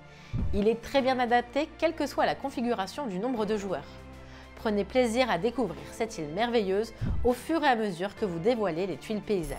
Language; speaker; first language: French; native; French